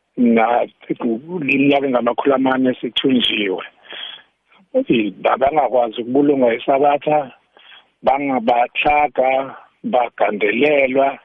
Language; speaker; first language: Zulu; non-native, local second language; South Ndebele